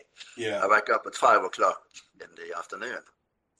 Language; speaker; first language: English; non-native, fluent; Norwegian